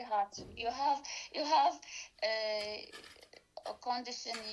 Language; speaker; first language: English; non-native, learner; Arabic